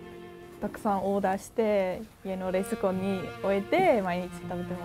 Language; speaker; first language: Japanese; non-native, fluent; Dutch